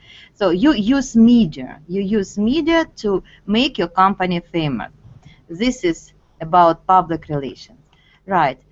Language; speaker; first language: English; non-native, fluent; Russian